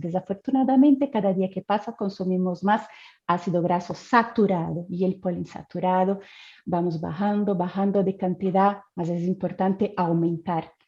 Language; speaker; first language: Spanish; non-native, fluent; Portuguese